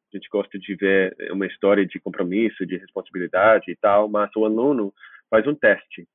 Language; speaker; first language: Portuguese; non-native, fluent; English